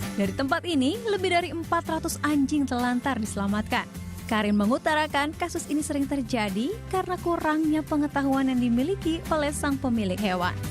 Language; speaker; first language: Indonesian; native; Indonesian